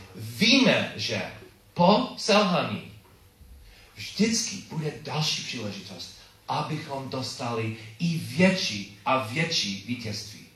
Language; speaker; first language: Czech; non-native, learner; English